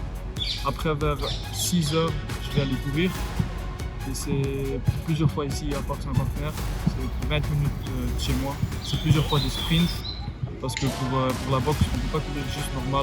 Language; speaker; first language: French; non-native, fluent; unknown